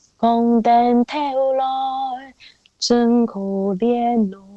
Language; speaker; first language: Chinese; non-native, local second language; Hakka Chinese